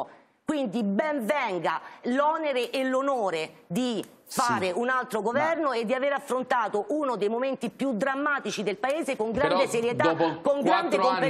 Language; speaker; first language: Italian; native; Italian